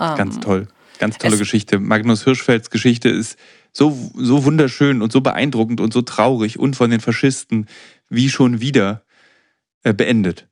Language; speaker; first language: German; native; German